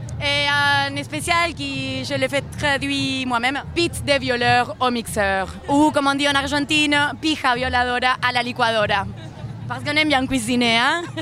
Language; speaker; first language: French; non-native, fluent; Spanish